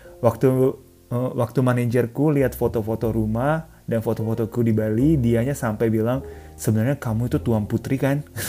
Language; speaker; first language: Indonesian; non-native, fluent; Japanese